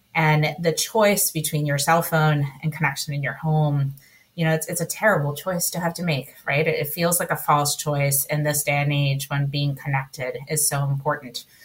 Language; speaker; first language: English; early bilingual, other home language; Spanish